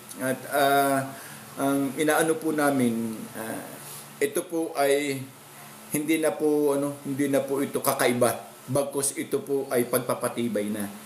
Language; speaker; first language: Filipino; non-native, local second language; Cebuano